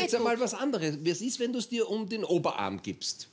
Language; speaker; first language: German; native; German